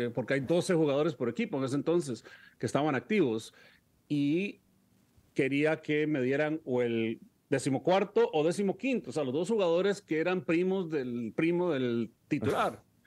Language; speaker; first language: Spanish; early bilingual, heritage; Spanish